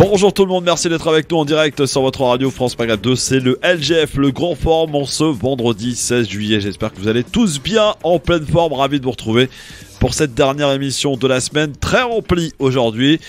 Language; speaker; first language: French; native; French